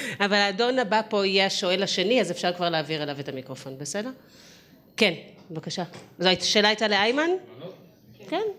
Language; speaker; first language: Hebrew; native; Hebrew